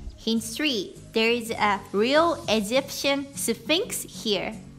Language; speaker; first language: English; non-native, fluent; Japanese